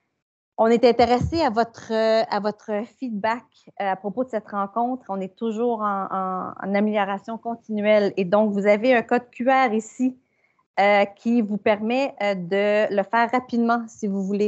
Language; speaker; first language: French; native; French